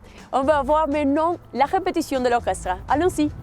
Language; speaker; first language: French; non-native, fluent; Spanish